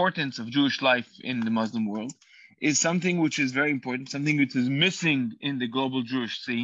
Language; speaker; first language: English; non-native, fluent; Hebrew